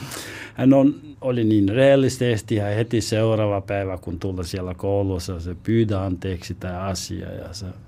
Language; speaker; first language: Finnish; non-native, learner; Albanian